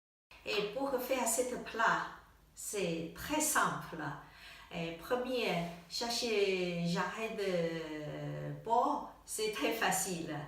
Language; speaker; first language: French; non-native, learner; Chinese